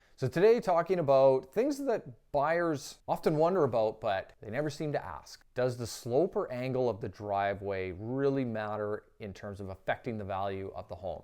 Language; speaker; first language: English; native; English